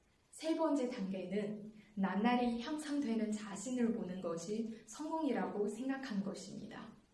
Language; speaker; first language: Korean; non-native, fluent; Chinese